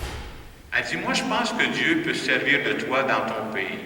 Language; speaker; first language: French; native; French